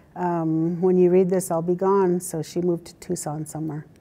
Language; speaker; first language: English; native; English